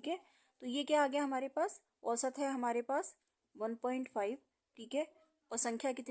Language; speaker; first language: Hindi; native; Hindi